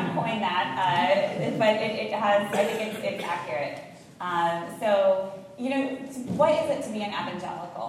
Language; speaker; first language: English; native; English